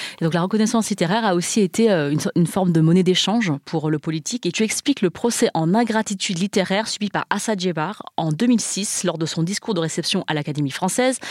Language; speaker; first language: French; early bilingual, other home language; Chinese